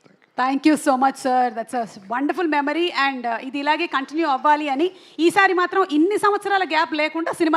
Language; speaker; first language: Telugu; native; Telugu